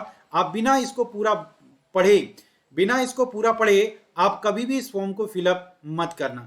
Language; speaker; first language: Hindi; native; Hindi